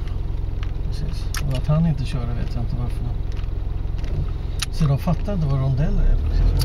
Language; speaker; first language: Swedish; native; Swedish